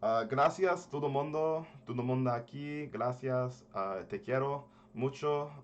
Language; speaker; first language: Spanish; early bilingual, heritage; English